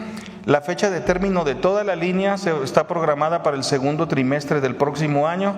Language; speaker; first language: Spanish; native; Spanish